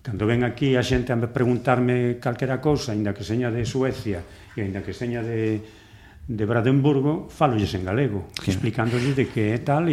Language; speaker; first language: Galician; non-native, local second language; Spanish